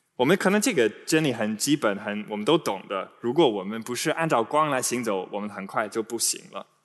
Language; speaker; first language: Chinese; non-native, fluent; English